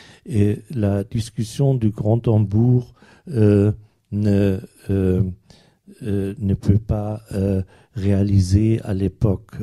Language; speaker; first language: French; non-native, fluent; German